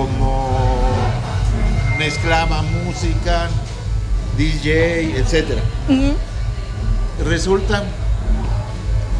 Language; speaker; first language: Spanish; native; Spanish